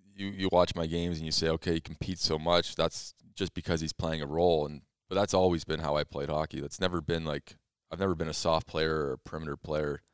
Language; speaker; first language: English; native; English